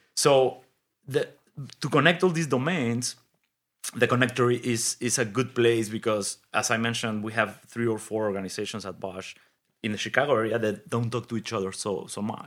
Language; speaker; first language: English; non-native, fluent; Spanish